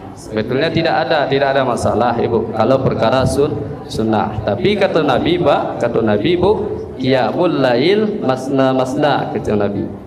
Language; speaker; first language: Malay; non-native, local second language; Minangkabau